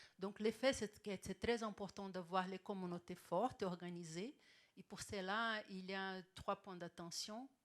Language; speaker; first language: French; non-native, fluent; Portuguese